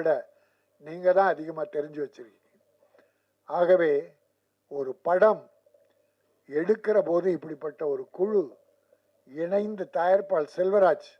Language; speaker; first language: Tamil; native; Tamil